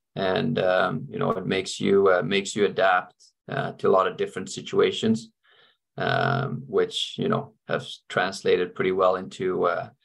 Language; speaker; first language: English; non-native, fluent; Swedish